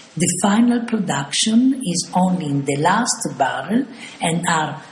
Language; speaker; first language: English; non-native, fluent; Italian